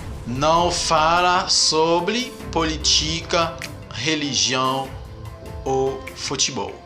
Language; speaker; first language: Portuguese; non-native, learner; Haitian Creole